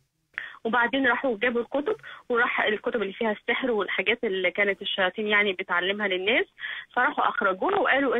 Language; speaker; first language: Arabic; native; Arabic